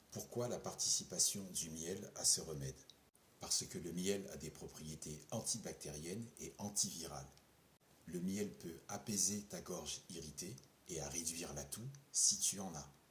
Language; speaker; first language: French; native; French